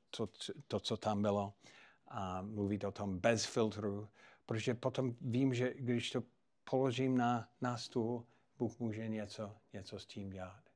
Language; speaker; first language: Czech; non-native, fluent; English